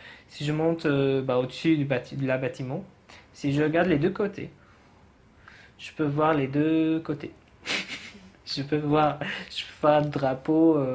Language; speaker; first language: French; non-native, fluent; Arabic